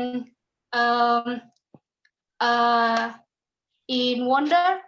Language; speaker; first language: English; non-native, learner; Indonesian